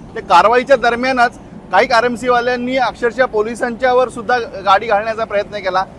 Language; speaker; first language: Marathi; native; Marathi